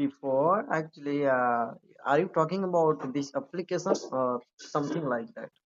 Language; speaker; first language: English; non-native, learner; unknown